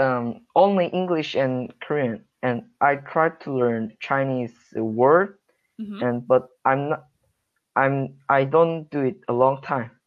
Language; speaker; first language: English; non-native, learner; Korean